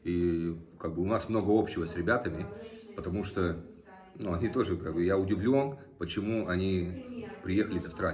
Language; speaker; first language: Russian; early bilingual, heritage; Russian